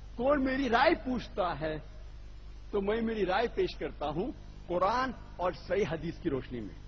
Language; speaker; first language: Urdu; non-native, local second language; Konkani